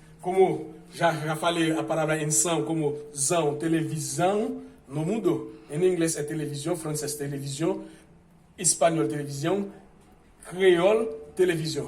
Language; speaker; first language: Portuguese; non-native, fluent; Haitian Creole